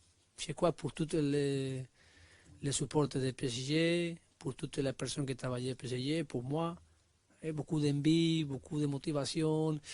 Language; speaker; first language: French; non-native, learner; Spanish